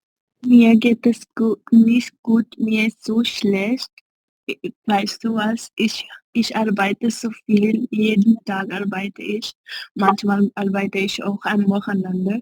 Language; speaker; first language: German; non-native, learner; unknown